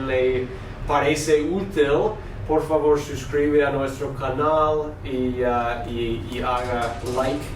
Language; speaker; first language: Spanish; non-native, fluent; English